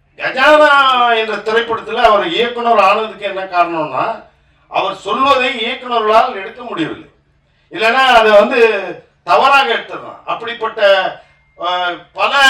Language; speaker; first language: Tamil; native; Tamil